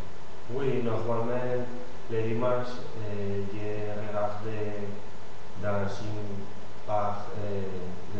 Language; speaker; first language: French; non-native, learner; Spanish